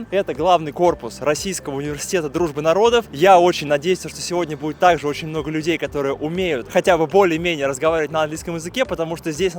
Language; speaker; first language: Russian; native; Russian